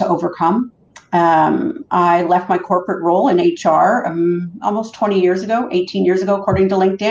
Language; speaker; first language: English; native; English